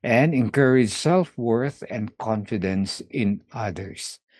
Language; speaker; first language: English; non-native, local second language; Filipino